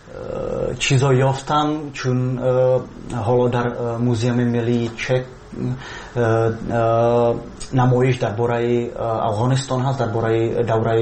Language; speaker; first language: Persian; non-native, fluent; Czech